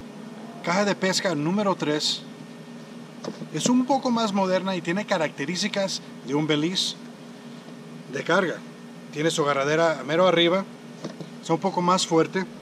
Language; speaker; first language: Spanish; early bilingual, heritage; Spanish